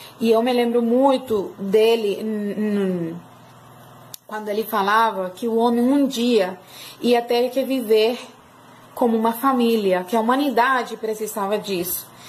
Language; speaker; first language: Portuguese; non-native, fluent; Spanish